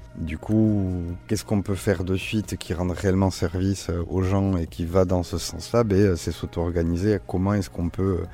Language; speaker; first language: French; native; French